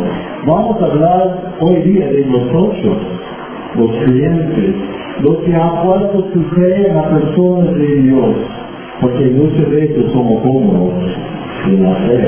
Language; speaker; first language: Spanish; non-native, fluent; English